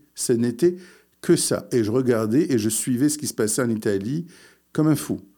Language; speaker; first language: French; early bilingual, other home language; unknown